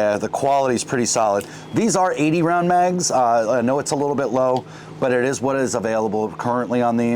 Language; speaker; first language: English; native; English